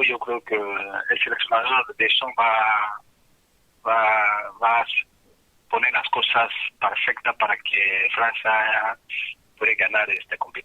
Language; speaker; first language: Spanish; non-native, fluent; French